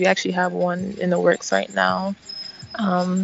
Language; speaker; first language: English; native; English